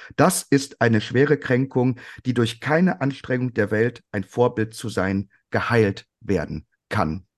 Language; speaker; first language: German; native; German